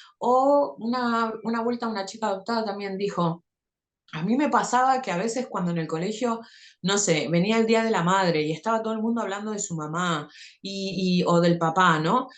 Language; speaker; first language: Spanish; native; Spanish